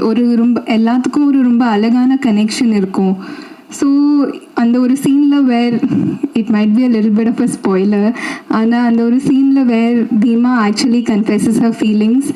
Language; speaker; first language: Tamil; non-native, learner; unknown